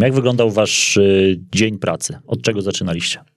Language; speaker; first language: Polish; native; Polish